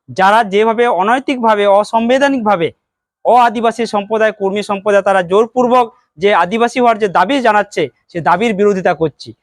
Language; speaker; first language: Bangla; non-native, local second language; Santali